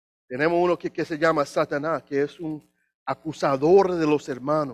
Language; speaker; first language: Spanish; non-native, learner; English